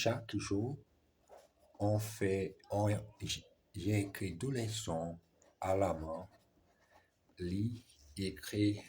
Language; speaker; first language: French; non-native, learner; German